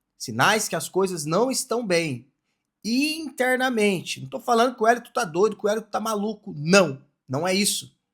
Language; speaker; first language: Portuguese; native; Portuguese